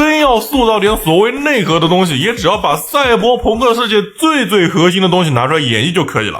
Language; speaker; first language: Chinese; native; Chinese